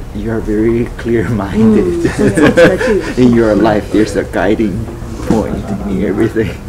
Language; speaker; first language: English; non-native, fluent; Chinese